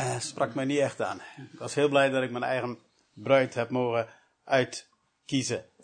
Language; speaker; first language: Dutch; early bilingual, other home language; English